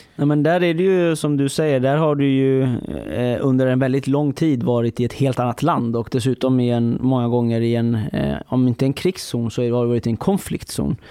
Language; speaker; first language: Swedish; early bilingual, other home language; Persian